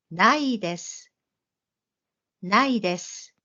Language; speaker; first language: Japanese; non-native, learner; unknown